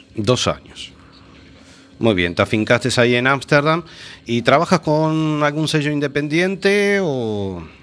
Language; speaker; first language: Spanish; native; Spanish